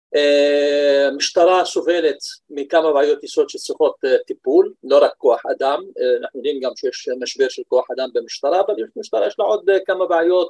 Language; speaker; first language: Hebrew; non-native, local second language; Arabic